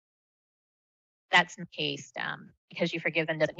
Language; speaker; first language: English; early bilingual, other home language; Malayalam